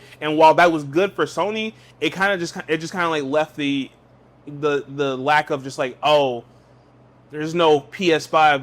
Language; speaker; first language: English; native; English